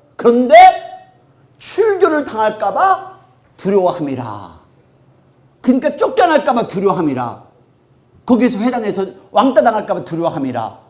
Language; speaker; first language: Korean; native; Korean